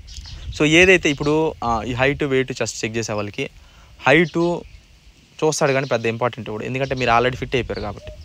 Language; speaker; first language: Telugu; native; Telugu